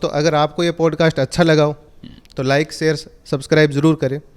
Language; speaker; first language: Hindi; native; Hindi